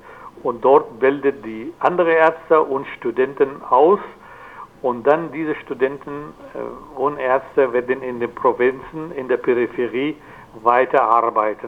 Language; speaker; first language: German; non-native, fluent; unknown